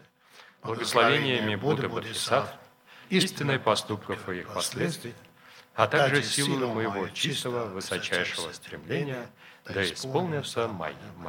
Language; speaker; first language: Russian; native; Russian